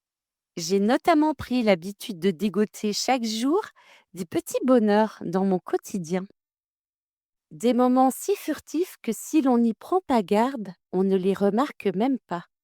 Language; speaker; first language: French; native; French